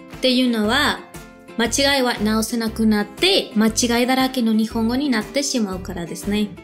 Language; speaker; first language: Japanese; non-native, fluent; Spanish